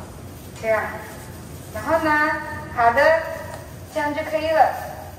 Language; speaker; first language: Chinese; non-native, learner; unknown